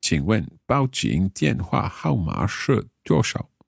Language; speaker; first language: Chinese; non-native, learner; English